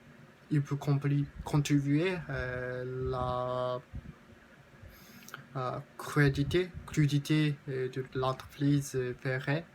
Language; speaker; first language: French; non-native, learner; Japanese